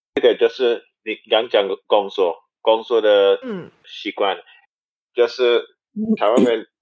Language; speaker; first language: Chinese; non-native, fluent; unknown